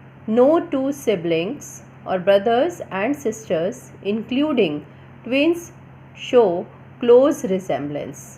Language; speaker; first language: English; non-native, local second language; Gujarati